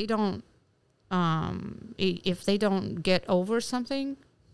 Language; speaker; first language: English; non-native, fluent; Albanian